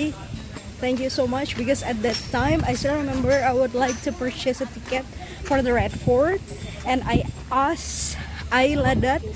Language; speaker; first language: English; non-native, learner; Indonesian